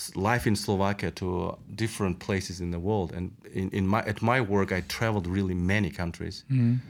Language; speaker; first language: English; non-native, fluent; Mongolian